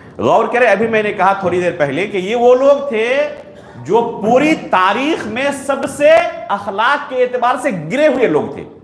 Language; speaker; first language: Urdu; native; Urdu